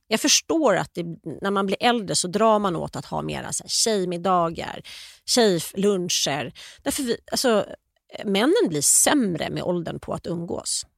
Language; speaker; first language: Swedish; native; Swedish